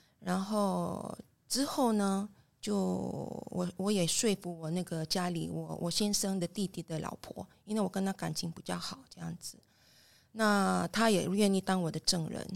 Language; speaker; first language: Chinese; non-native, fluent; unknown